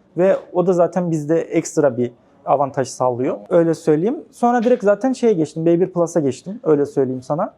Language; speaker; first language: Turkish; native; Turkish